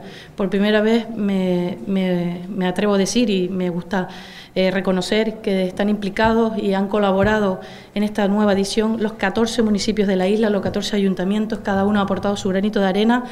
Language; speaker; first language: Spanish; native; Spanish